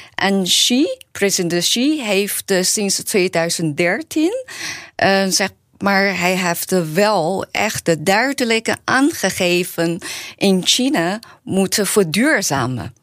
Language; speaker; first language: Dutch; non-native, learner; Chinese